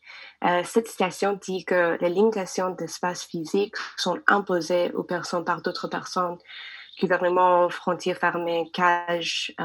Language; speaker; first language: French; non-native, learner; English